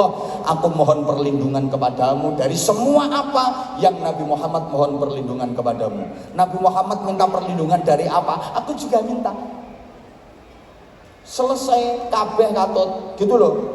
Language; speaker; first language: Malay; non-native, local second language; Javanese